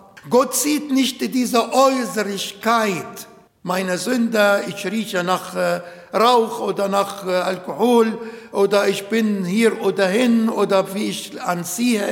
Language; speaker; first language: German; non-native, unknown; Arabic